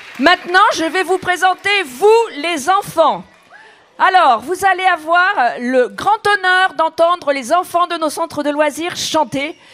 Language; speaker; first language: French; native; French